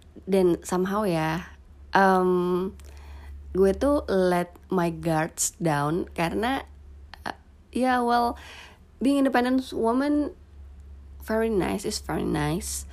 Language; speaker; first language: English; non-native, fluent; Indonesian